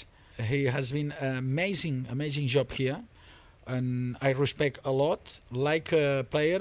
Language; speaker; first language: English; non-native, learner; Spanish